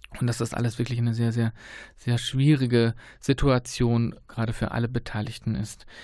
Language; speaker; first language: German; native; German